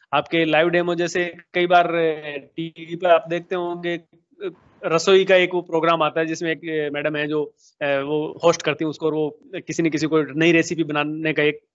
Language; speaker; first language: Hindi; native; Hindi